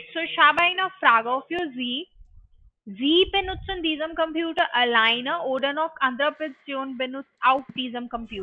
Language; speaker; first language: German; non-native, learner; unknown